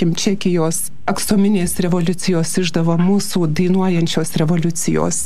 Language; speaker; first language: Lithuanian; native; Lithuanian